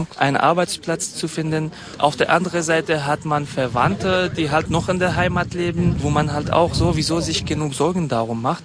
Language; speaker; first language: German; non-native, fluent; Kurdish